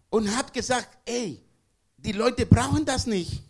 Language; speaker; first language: German; non-native, learner; Spanish